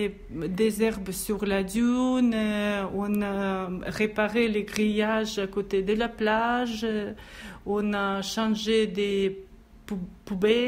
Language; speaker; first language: French; non-native, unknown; Russian